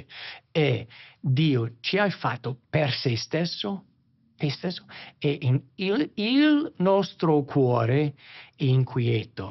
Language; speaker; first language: Italian; non-native, fluent; English